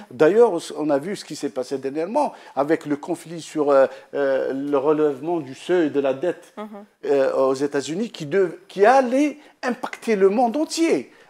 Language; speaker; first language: French; non-native, local second language; Arabic